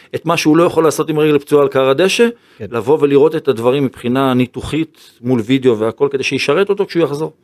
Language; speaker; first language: Hebrew; native; Hebrew